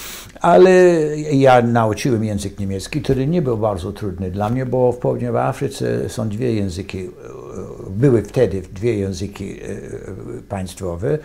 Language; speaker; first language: Polish; non-native, fluent; English